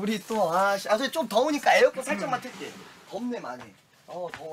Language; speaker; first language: Korean; native; Korean